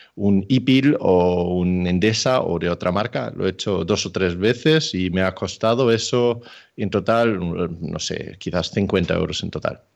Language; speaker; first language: Spanish; non-native, fluent; Danish